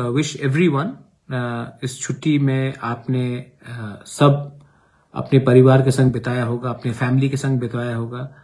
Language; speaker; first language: Hindi; non-native, local second language; Kok Borok